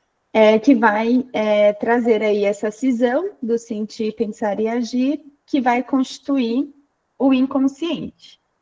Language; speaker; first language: Portuguese; native; Portuguese